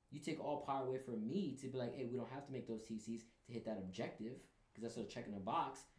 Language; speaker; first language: English; native; English